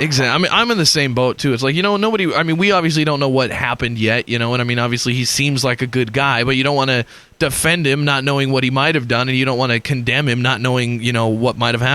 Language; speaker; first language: English; native; English